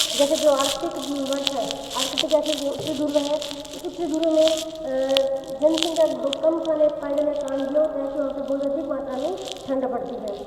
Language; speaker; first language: Hindi; native; Hindi